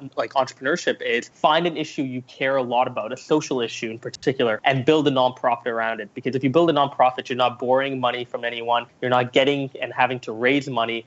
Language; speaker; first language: English; early bilingual, other home language; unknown